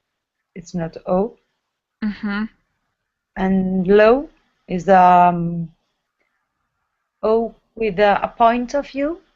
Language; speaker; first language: English; non-native, learner; Italian